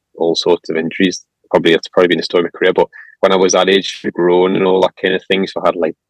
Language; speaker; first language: English; native; English